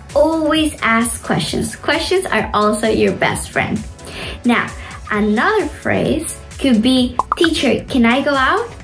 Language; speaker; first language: English; non-native, fluent; Spanish